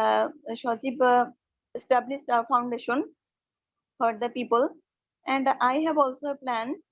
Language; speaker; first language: English; non-native, learner; Bangla